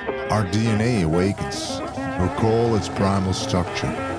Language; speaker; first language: English; non-native, fluent; Dutch